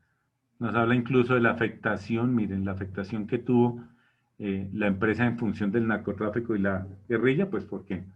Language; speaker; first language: Spanish; native; Spanish